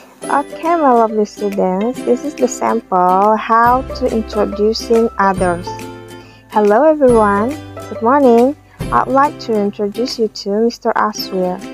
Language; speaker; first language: English; non-native, fluent; Indonesian